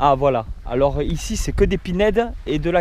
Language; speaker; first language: French; native; French